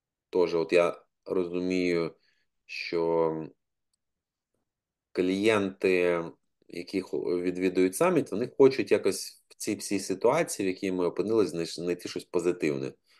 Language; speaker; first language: Ukrainian; native; Ukrainian